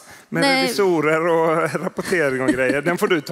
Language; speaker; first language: Swedish; native; Swedish